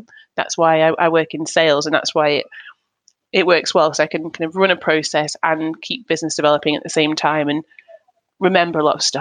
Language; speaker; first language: English; native; English